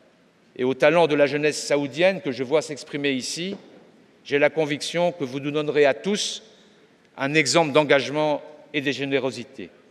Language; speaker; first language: French; native; French